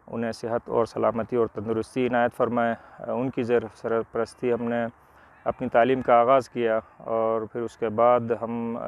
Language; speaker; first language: Urdu; native; Urdu